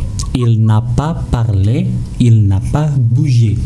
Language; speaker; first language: French; non-native, fluent; Indonesian